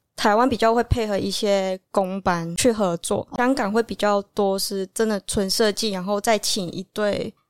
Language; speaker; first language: Chinese; non-native, local second language; Cantonese